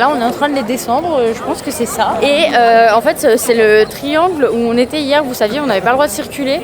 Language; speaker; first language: French; native; French